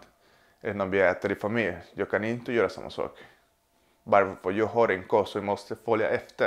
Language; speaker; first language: Swedish; non-native, fluent; Spanish